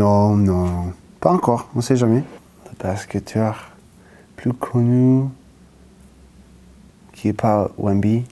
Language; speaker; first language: French; non-native, fluent; English